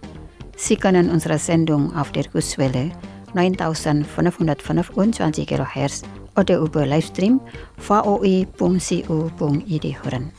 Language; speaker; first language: German; non-native, fluent; Indonesian